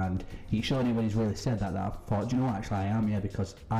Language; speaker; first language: English; native; English